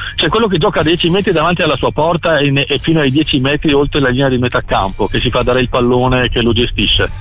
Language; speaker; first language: Italian; native; Italian